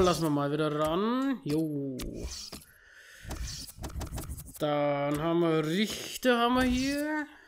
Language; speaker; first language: German; native; German